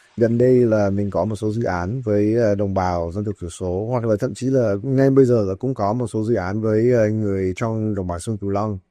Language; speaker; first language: Vietnamese; early bilingual, heritage; Vietnamese